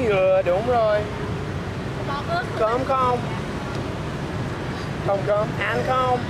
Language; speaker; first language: Vietnamese; non-native, learner; English